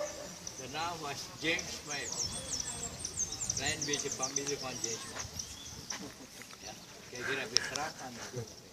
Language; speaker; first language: Dutch; non-native, local second language; Javanese